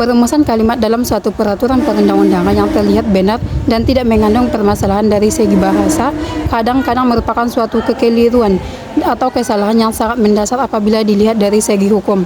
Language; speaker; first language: Indonesian; native; Indonesian